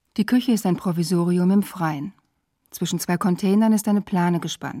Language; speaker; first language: German; native; German